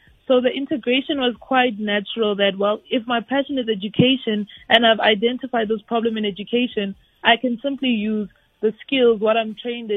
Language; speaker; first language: English; non-native, local second language; Venda